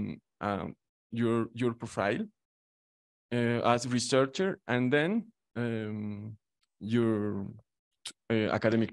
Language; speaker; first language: English; non-native, fluent; Spanish